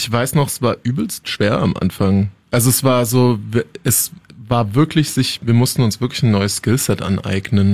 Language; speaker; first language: German; native; German